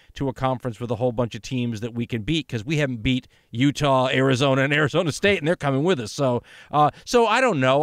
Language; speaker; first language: English; native; English